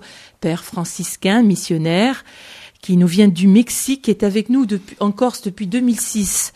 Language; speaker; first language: French; native; French